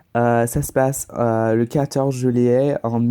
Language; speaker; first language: French; non-native, learner; English